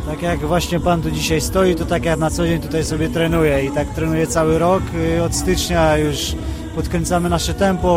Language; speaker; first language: Polish; native; Polish